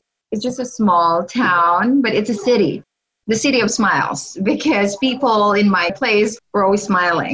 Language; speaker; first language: English; non-native, local second language; Hiligaynon